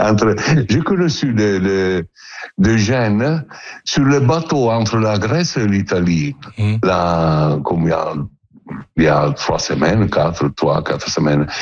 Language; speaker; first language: French; non-native, learner; Italian